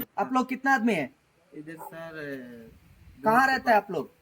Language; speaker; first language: Hindi; non-native, local second language; Kannada